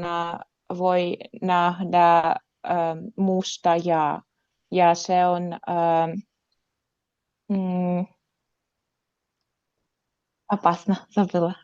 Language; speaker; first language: Finnish; non-native, learner; Russian